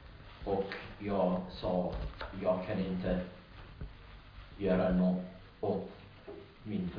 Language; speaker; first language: Swedish; non-native, learner; English